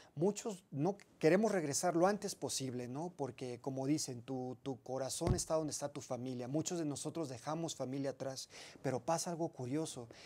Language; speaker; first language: Spanish; early bilingual, heritage; Spanish